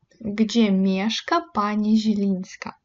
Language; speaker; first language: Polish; non-native, fluent; Ukrainian